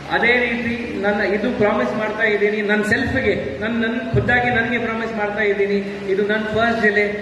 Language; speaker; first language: Kannada; non-native, fluent; Hindi